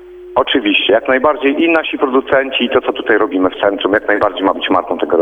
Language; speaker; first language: Polish; native; Polish